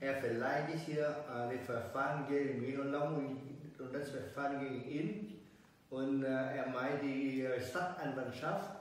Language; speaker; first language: German; non-native, learner; Vietnamese